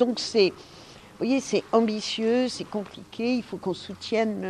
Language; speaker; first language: French; native; French